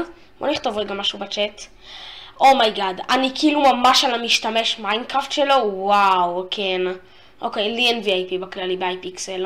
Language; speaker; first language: Hebrew; native; Hebrew